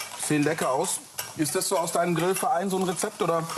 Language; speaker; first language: German; native; German